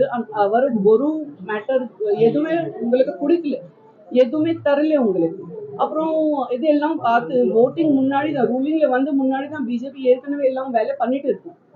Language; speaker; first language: Tamil; non-native, learner; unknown